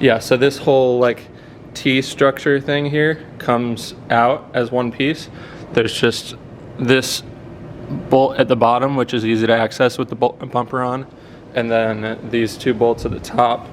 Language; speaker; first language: English; native; English